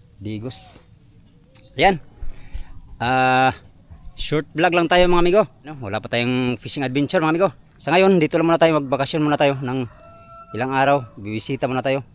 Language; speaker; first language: Filipino; non-native, local second language; Cebuano